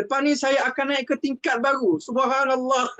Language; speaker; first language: Malay; native; Malay